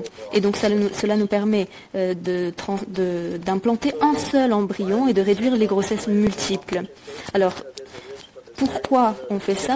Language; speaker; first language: French; native; French